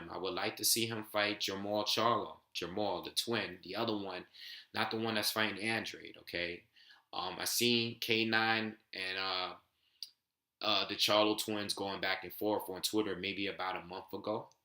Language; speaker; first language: English; native; English